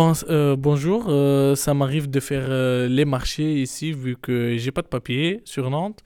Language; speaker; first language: French; non-native, fluent; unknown